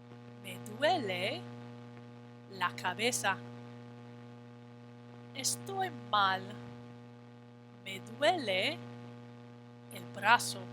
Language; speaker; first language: Spanish; non-native, fluent; English